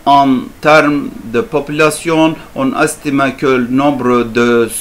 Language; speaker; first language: French; non-native, learner; Turkish